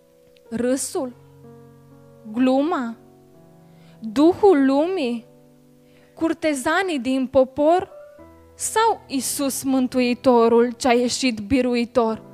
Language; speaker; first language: Romanian; native; Romanian